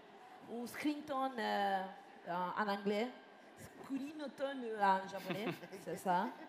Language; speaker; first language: French; non-native, fluent; Italian